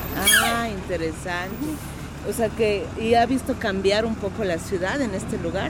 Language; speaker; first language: Spanish; native; Spanish